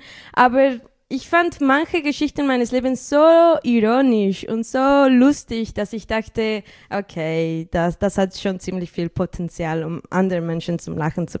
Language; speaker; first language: German; early bilingual, other home language; Spanish